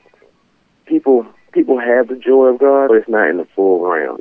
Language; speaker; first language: English; native; English